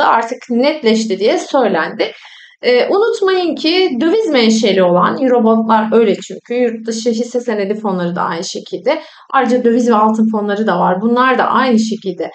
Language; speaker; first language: Turkish; native; Turkish